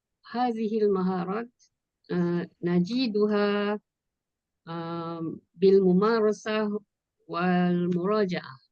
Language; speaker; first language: Arabic; non-native, learner; Malay